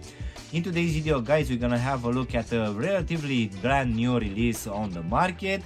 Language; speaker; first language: English; non-native, fluent; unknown